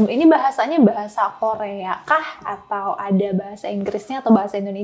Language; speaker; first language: Indonesian; native; Indonesian